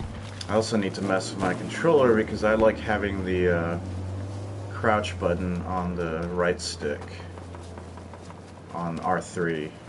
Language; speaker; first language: English; native; English